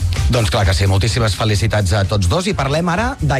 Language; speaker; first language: Catalan; native; Catalan